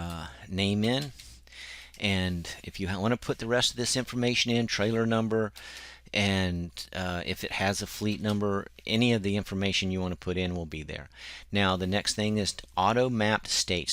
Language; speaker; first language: English; native; English